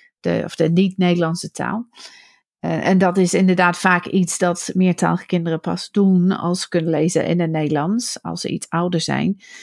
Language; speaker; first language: Dutch; non-native, fluent; English